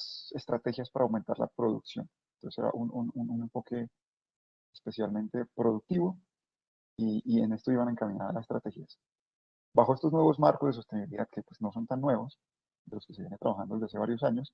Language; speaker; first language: Spanish; native; Spanish